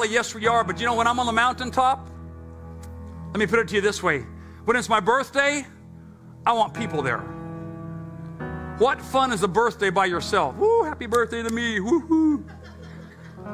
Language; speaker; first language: English; native; English